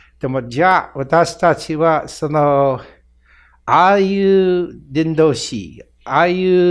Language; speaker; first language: Japanese; non-native, fluent; English